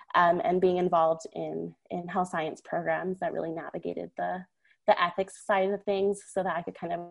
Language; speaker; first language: English; early bilingual, other home language; Persian